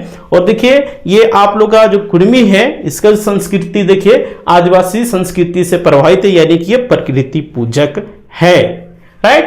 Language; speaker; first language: Hindi; native; Hindi